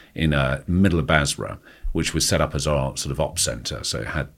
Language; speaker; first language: English; native; English